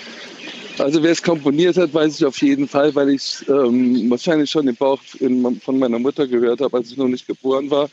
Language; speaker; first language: German; native; German